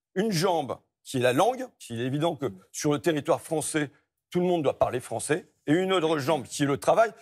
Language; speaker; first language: French; native; French